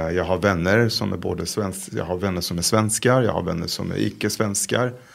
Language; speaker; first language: Swedish; non-native, fluent; Hebrew